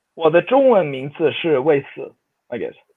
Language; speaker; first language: Chinese; non-native, fluent; Swedish